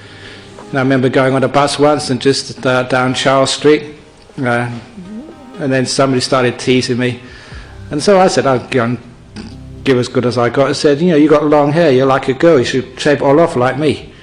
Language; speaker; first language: English; native; English